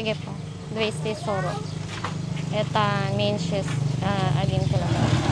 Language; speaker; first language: Russian; non-native, learner; Filipino